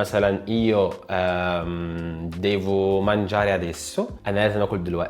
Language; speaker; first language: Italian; non-native, fluent; Arabic